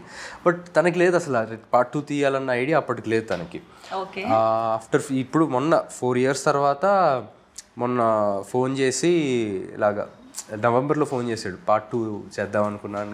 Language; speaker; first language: Telugu; native; Telugu